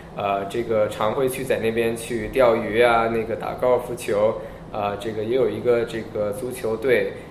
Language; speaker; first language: Chinese; early bilingual, heritage; Chinese